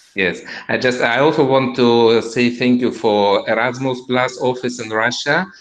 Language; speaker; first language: English; non-native, fluent; Russian